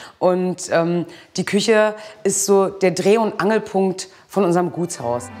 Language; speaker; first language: German; early bilingual, other home language; Italian